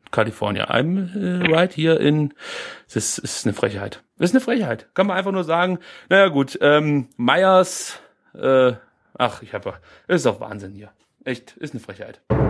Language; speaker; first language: German; native; German